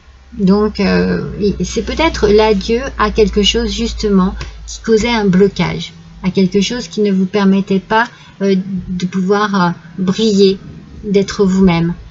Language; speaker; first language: French; native; French